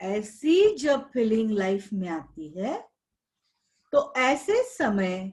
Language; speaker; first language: Hindi; non-native, local second language; Marathi